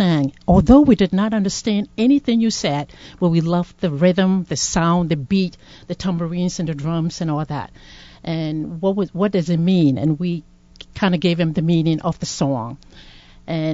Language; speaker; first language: English; non-native, local second language; Akan